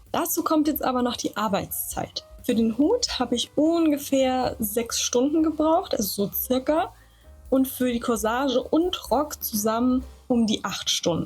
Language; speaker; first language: German; native; German